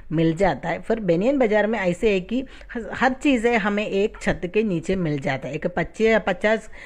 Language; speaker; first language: Hindi; non-native, fluent; Tamil